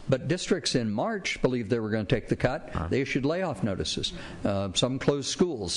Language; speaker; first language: English; native; English